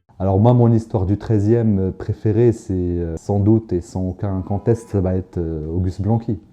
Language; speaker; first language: French; non-native, local second language; Arabic